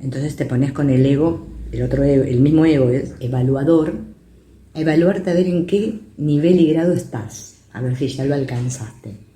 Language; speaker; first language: Spanish; native; Spanish